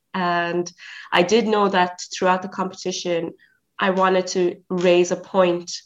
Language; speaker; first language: English; native; English